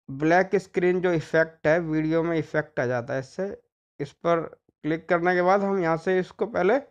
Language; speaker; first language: Hindi; native; Hindi